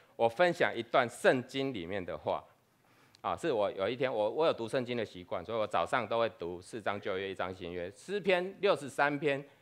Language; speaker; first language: Chinese; non-native, fluent; Spanish